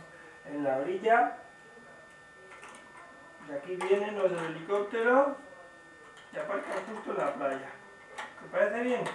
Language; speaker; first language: Spanish; native; Spanish